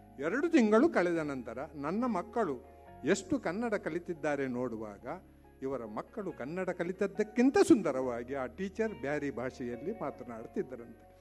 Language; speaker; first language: Kannada; non-native, local second language; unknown